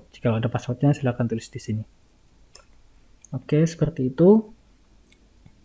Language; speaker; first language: Indonesian; native; Indonesian